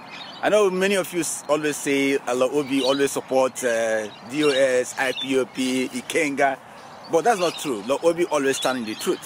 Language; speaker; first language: English; non-native, local second language; Igbo